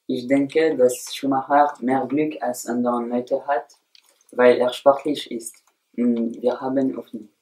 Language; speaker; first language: German; non-native, learner; French